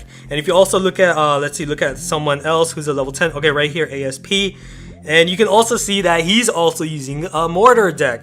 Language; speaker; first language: English; native; English